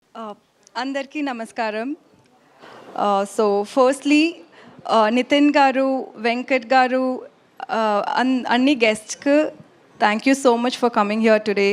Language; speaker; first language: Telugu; non-native, learner; Tamil